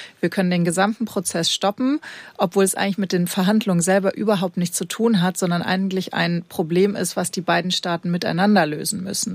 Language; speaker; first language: German; native; German